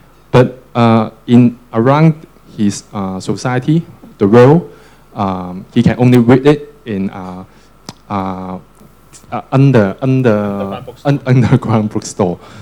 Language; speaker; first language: English; non-native, local second language; Cantonese